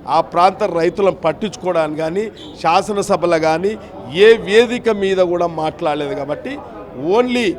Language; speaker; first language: Telugu; native; Telugu